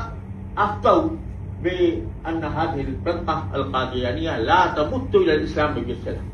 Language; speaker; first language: Arabic; non-native, fluent; Urdu